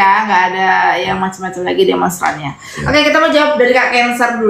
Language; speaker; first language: Indonesian; native; Indonesian